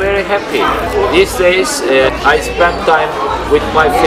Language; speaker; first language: English; non-native, learner; Turkish